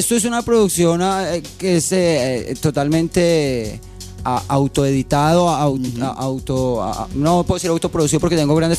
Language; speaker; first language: Spanish; native; Spanish